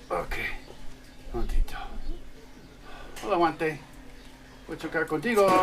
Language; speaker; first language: Spanish; non-native, learner; English